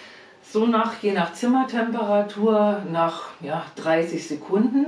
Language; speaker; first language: German; native; German